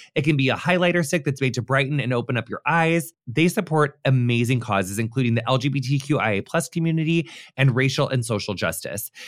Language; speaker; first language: English; native; English